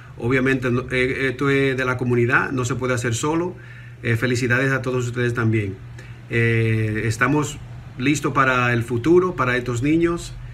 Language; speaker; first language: Spanish; native; Spanish